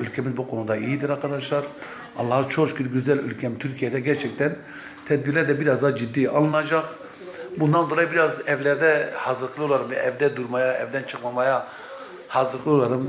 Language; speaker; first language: Turkish; native; Turkish